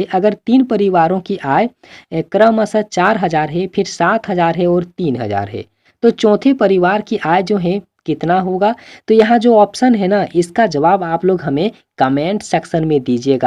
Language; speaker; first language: Hindi; native; Hindi